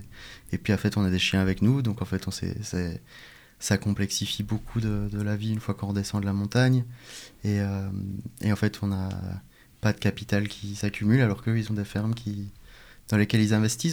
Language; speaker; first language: French; native; French